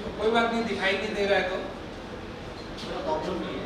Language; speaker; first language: Hindi; native; Hindi